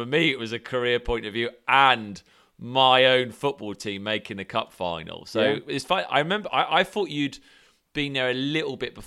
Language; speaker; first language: English; native; English